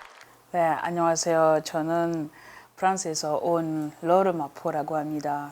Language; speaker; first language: Korean; non-native, learner; French